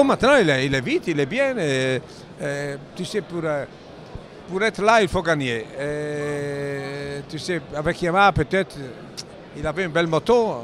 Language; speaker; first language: French; non-native, learner; Italian